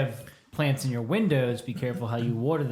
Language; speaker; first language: English; native; English